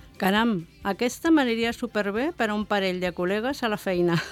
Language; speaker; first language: Catalan; non-native, learner; Spanish